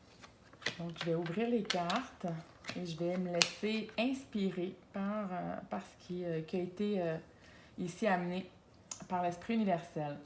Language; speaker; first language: French; native; French